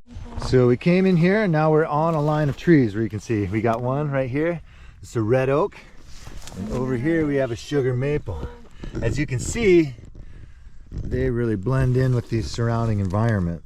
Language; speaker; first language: English; native; English